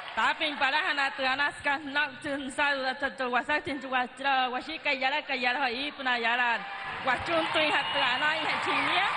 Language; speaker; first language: Spanish; non-native, local second language; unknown